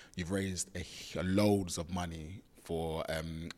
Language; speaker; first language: English; early bilingual, other home language; Yoruba